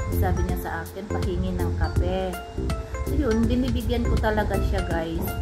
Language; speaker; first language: Filipino; non-native, local second language; Iloko